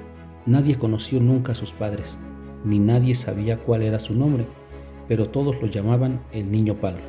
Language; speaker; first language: Spanish; native; Spanish